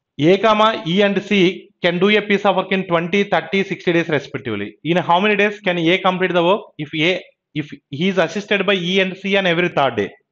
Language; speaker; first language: English; non-native, local second language; Telugu